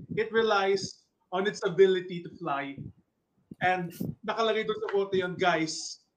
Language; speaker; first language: English; non-native, local second language; Filipino